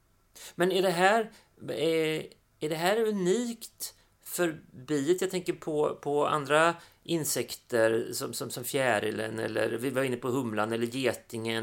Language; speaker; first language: Swedish; native; Swedish